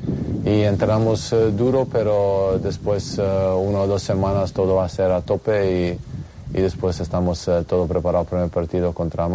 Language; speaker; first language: Spanish; non-native, fluent; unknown